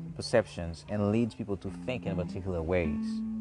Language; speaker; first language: English; non-native, fluent; Haitian Creole